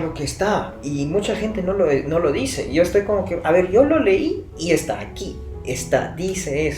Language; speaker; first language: Spanish; non-native, fluent; Persian